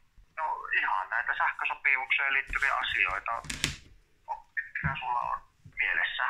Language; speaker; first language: Finnish; native; Finnish